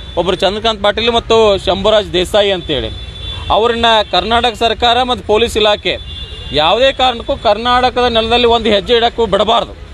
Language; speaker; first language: Kannada; native; Kannada